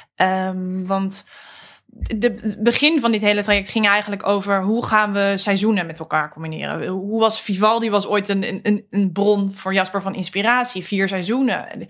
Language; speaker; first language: Dutch; native; Dutch